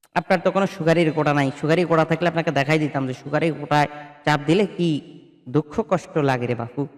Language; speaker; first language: Bangla; native; Bangla